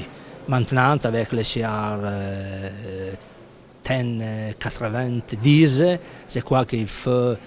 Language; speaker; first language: French; non-native, fluent; Italian